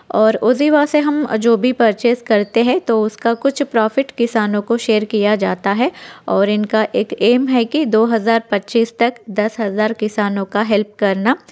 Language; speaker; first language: Hindi; non-native, local second language; Telugu